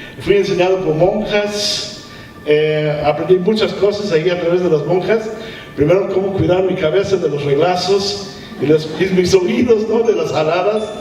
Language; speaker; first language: Spanish; early bilingual, heritage; English